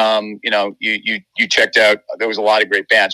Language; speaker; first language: English; native; English